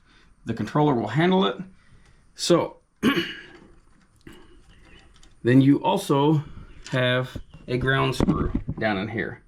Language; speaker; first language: English; native; English